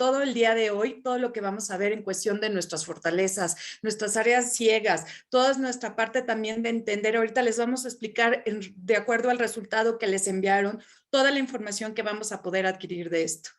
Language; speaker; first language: Spanish; native; Spanish